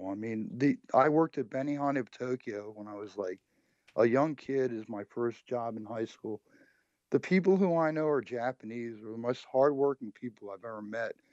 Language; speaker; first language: English; native; English